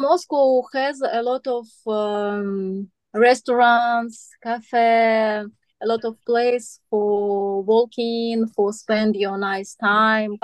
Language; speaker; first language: English; non-native, learner; Russian